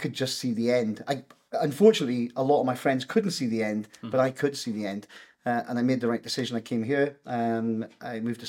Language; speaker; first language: English; native; English